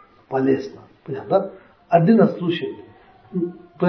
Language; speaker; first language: Russian; non-native, learner; Tibetan